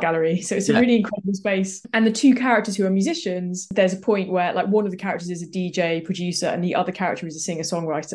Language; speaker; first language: English; native; English